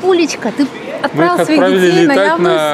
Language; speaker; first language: Russian; native; Russian